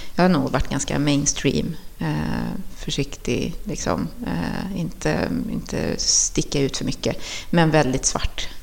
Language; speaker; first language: Swedish; early bilingual, other home language; Spanish